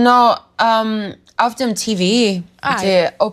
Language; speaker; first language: German; non-native, learner; English